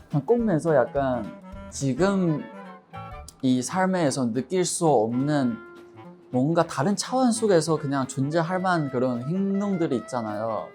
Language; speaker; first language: Korean; non-native, fluent; Chinese